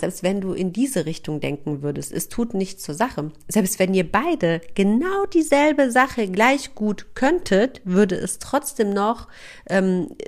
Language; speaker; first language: German; native; German